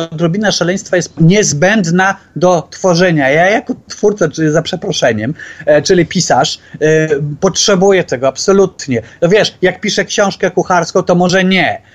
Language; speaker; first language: Polish; native; Polish